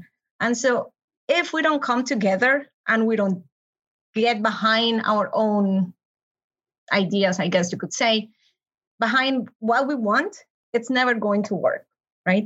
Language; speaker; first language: English; non-native, fluent; Spanish